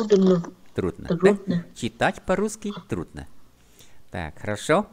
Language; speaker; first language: Russian; non-native, fluent; Vietnamese